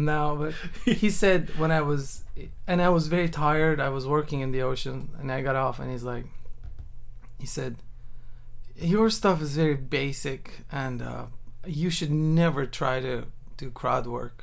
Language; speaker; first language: English; non-native, fluent; Turkish